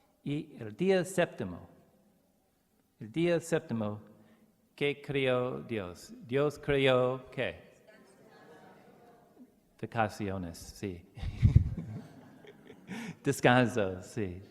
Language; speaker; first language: Spanish; non-native, learner; English